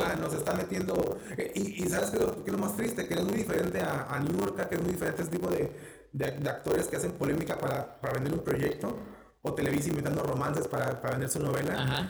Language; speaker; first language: Spanish; native; Spanish